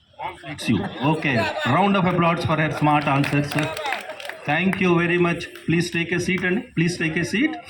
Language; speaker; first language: English; non-native, local second language; Telugu